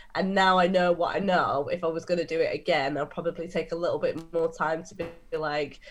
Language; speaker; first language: English; native; English